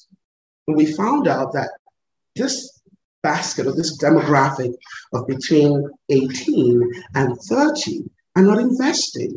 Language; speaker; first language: English; non-native, local second language; Yoruba